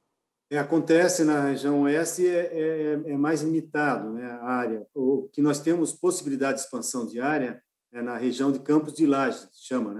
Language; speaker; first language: Portuguese; native; Portuguese